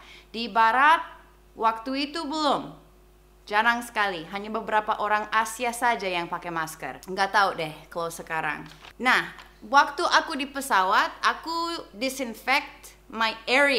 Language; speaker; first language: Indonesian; non-native, fluent; English